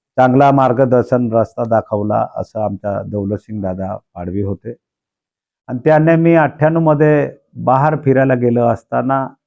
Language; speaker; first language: Marathi; non-native, local second language; Bhili